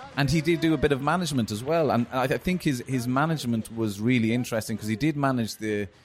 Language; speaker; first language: English; native; English